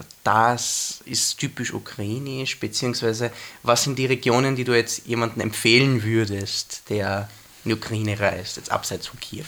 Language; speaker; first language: German; native; German